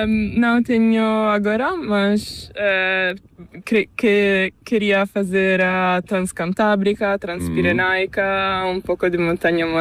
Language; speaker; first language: Spanish; non-native, learner; Italian